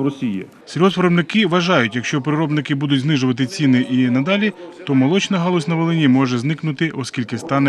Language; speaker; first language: Ukrainian; native; Ukrainian